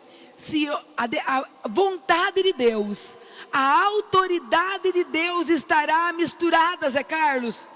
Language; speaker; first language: Portuguese; native; Portuguese